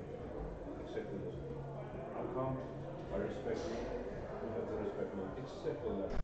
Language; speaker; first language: English; non-native, learner; Norwegian